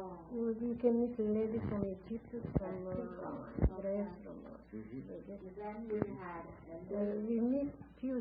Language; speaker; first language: English; non-native, learner; Ladino